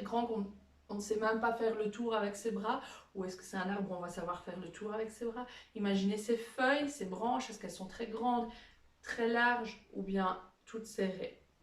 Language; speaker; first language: French; native; French